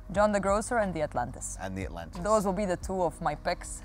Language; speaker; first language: English; non-native, fluent; Serbian